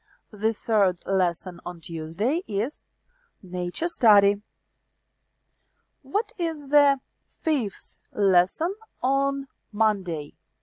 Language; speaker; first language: English; non-native, fluent; Ukrainian